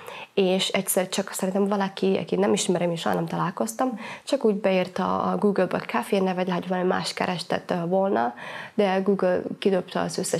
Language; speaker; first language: Hungarian; non-native, fluent; Somali